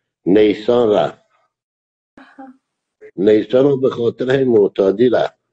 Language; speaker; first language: Persian; native; Persian